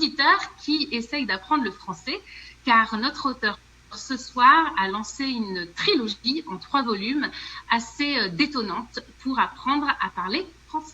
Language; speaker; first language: French; native; French